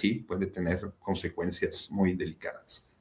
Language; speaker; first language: Spanish; native; Spanish